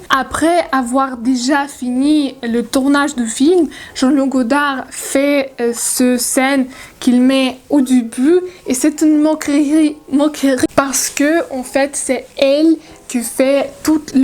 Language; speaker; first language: French; non-native, learner; Russian